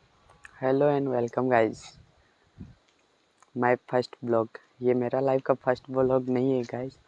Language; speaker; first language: Hindi; non-native, local second language; Magahi